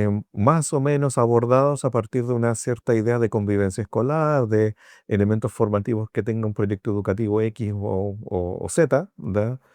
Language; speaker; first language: Spanish; native; Spanish